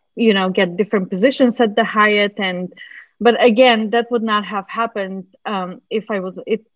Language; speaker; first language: English; non-native, fluent; Macedonian